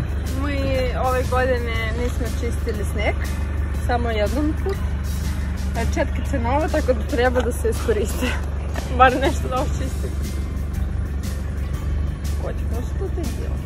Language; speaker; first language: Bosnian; non-native, fluent; Russian